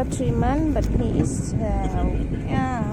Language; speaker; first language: English; non-native, learner; Thai